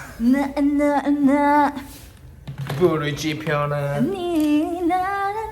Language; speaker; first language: Korean; non-native, fluent; Turkish